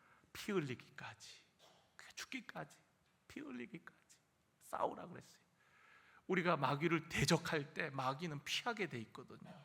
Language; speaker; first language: Korean; native; Korean